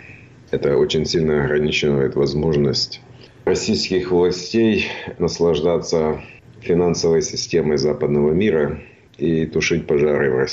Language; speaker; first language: Russian; native; Russian